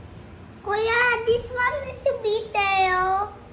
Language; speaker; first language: English; non-native, learner; Filipino